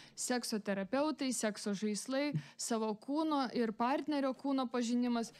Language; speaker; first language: Lithuanian; non-native, local second language; Polish